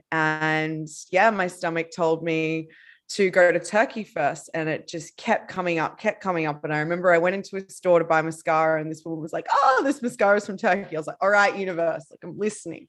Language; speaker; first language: English; native; English